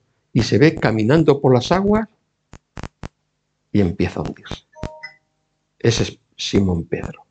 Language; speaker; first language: Spanish; native; Spanish